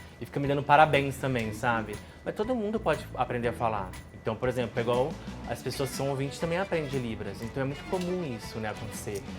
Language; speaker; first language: Portuguese; non-native, local second language; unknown